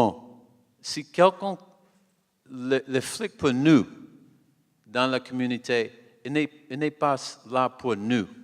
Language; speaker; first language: French; non-native, learner; English